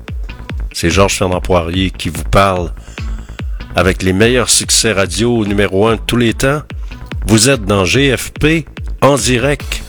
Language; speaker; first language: French; native; French